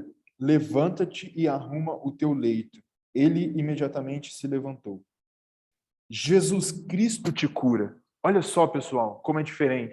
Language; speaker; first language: Portuguese; native; Portuguese